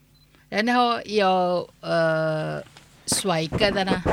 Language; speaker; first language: Chinese; non-native, learner; Indonesian